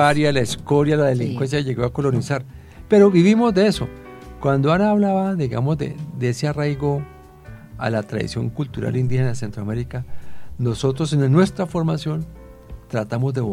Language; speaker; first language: Spanish; native; Spanish